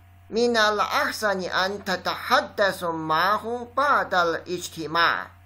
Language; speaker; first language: Arabic; non-native, learner; Chinese